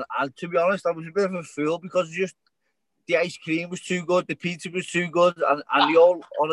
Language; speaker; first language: English; native; English